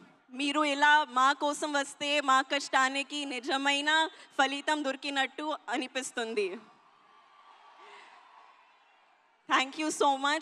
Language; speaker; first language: Telugu; non-native, learner; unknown